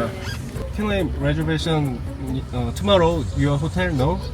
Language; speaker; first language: English; non-native, learner; Korean